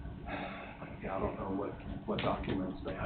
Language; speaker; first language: English; native; English